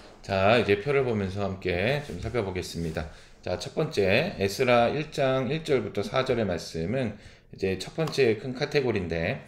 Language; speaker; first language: Korean; native; Korean